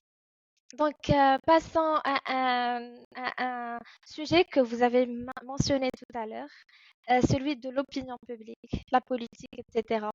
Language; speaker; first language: French; non-native, fluent; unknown